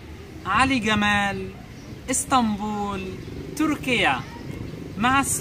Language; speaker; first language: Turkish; non-native, learner; Arabic